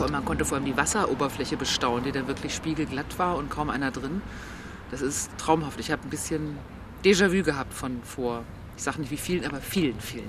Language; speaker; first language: German; native; German